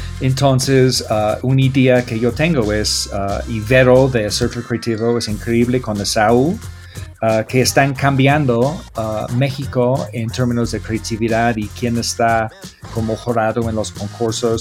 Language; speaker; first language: Spanish; non-native, fluent; English